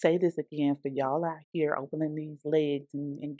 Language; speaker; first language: English; native; English